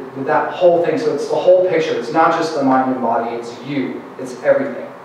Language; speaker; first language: English; native; English